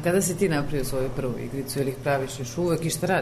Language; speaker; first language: Serbian; native; Serbian